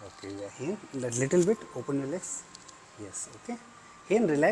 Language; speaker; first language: English; non-native, learner; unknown